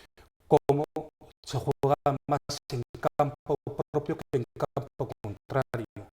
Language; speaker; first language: Spanish; native; Spanish